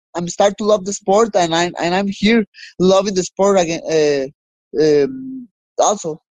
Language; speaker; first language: English; non-native, learner; Spanish